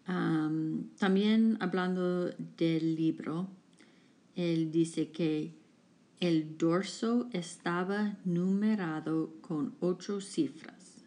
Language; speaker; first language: Spanish; non-native, learner; English